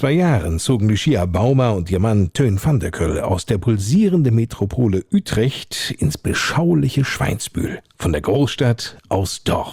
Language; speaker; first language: German; native; German